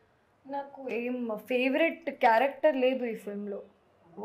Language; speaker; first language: Telugu; non-native, local second language; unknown